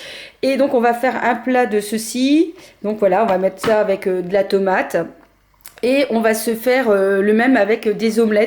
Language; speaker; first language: French; native; French